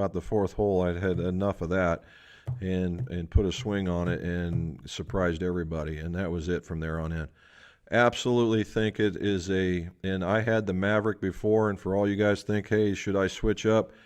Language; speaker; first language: English; native; English